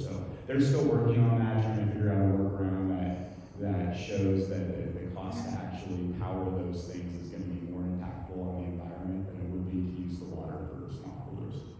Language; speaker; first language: English; native; English